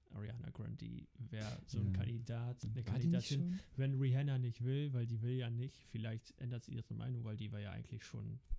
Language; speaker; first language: German; early bilingual, other home language; Dutch